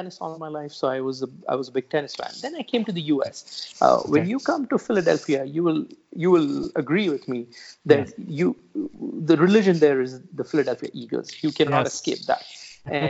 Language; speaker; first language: English; non-native, local second language; Marathi